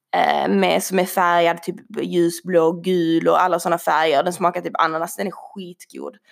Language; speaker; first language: Swedish; native; Swedish